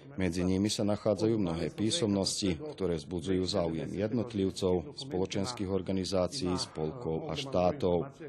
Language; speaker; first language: Slovak; early bilingual, heritage; Slovak